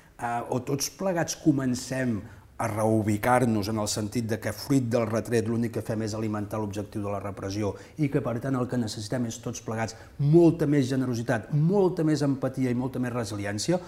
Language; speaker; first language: Catalan; non-native, local second language; Spanish